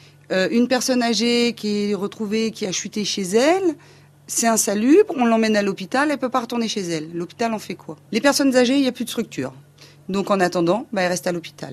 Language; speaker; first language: French; native; French